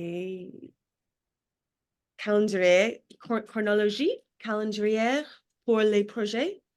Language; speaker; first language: French; non-native, learner; English